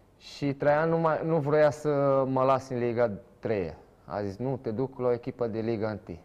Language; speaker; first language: Romanian; non-native, fluent; Portuguese